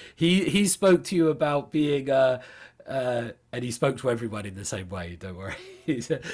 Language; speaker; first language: English; native; English